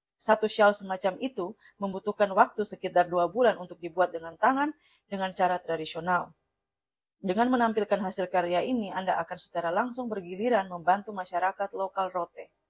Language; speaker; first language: Indonesian; non-native, fluent; Russian